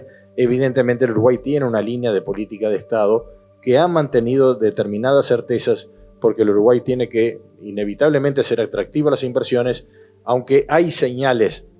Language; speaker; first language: Spanish; native; Spanish